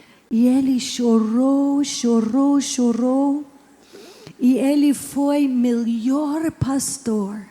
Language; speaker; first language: Portuguese; non-native, learner; English